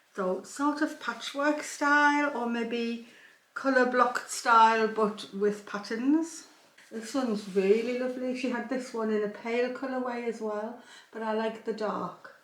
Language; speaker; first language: English; native; English